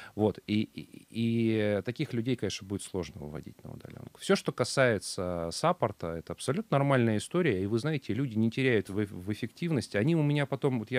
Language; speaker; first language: Russian; native; Russian